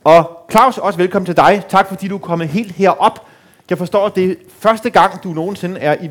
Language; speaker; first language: Danish; native; Danish